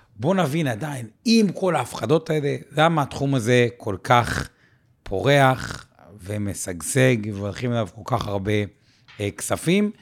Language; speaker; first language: Hebrew; native; Hebrew